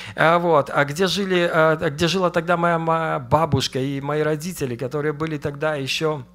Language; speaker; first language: Russian; native; Russian